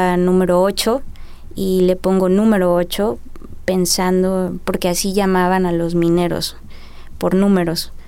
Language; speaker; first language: Spanish; native; Spanish